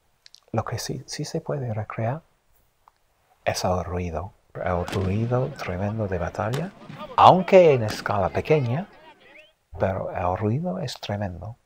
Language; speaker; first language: Spanish; non-native, fluent; English